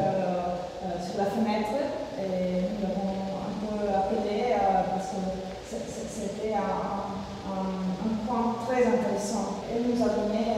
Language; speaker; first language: French; non-native, fluent; Italian